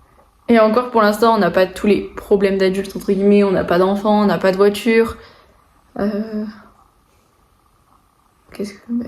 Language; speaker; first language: French; native; French